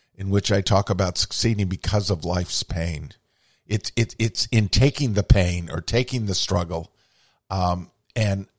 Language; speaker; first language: English; native; English